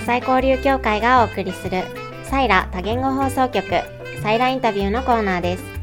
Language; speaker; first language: Japanese; native; Japanese